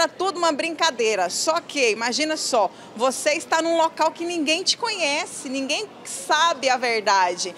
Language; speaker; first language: Portuguese; native; Portuguese